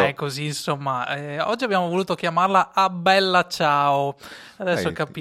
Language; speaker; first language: Italian; native; Italian